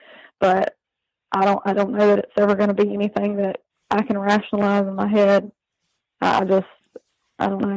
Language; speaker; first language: English; native; English